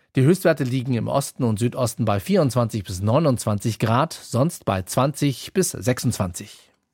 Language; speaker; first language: German; native; German